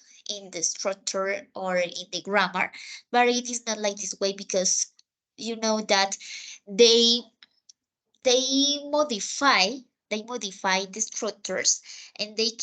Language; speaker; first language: English; non-native, fluent; Spanish